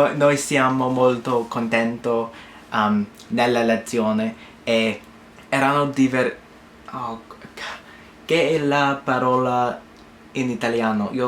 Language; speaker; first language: Italian; non-native, learner; English